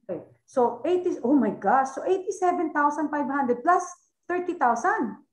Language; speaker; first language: English; non-native, local second language; Filipino